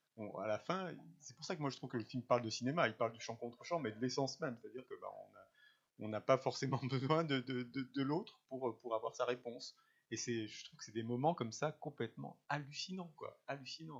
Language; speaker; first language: French; native; French